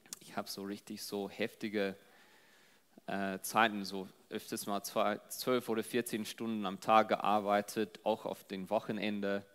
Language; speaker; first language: German; non-native, fluent; English